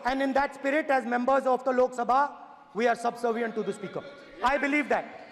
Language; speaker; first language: English; non-native, local second language; Hindi